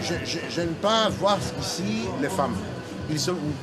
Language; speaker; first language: French; non-native, learner; Hebrew